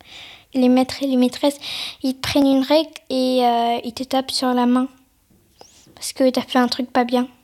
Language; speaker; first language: French; early bilingual, other home language; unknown